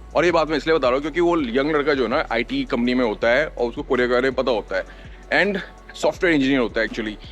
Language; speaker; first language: Hindi; native; Hindi